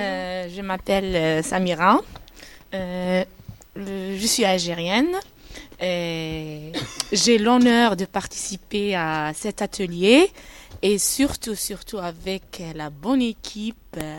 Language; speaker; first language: French; non-native, learner; Arabic